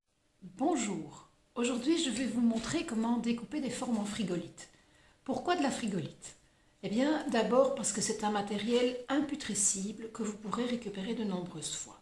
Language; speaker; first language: French; native; French